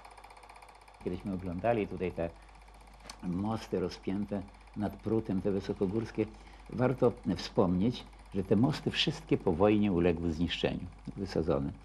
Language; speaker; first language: Polish; native; Polish